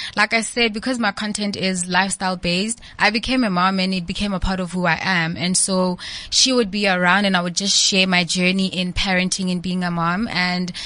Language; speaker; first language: English; non-native, local second language; Southern Sotho